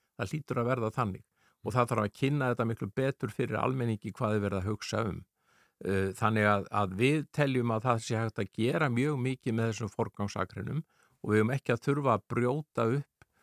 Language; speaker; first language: Icelandic; native; Icelandic